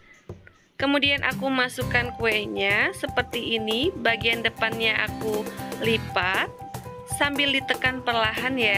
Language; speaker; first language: Indonesian; native; Indonesian